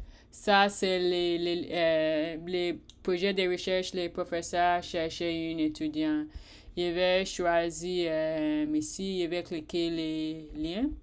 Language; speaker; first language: French; non-native, learner; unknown